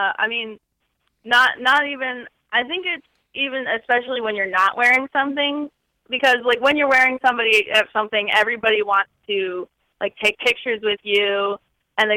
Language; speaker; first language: English; native; English